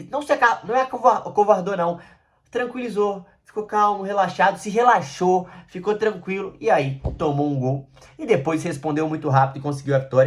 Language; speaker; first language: Portuguese; native; Portuguese